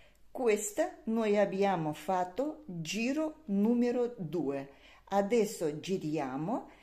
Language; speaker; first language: Italian; non-native, learner; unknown